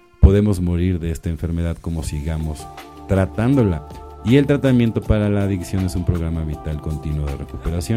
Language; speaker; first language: Spanish; native; Spanish